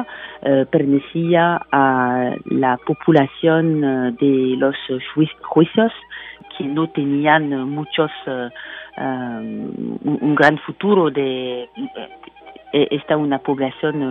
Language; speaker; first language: Spanish; non-native, fluent; French